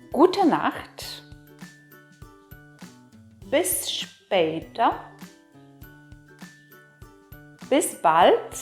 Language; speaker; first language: German; non-native, fluent; Polish